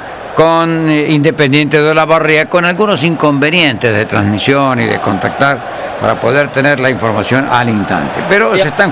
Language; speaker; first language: Spanish; native; Spanish